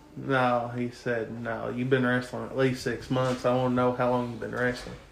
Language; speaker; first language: English; native; English